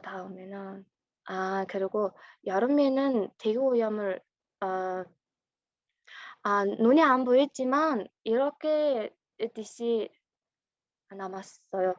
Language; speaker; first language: Korean; non-native, learner; Mongolian